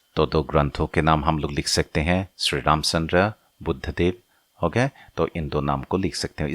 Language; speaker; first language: Hindi; non-native, local second language; Assamese